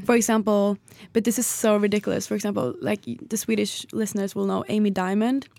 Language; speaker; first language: English; non-native, fluent; Swedish